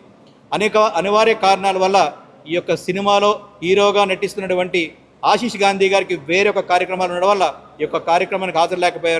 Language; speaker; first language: Telugu; native; Telugu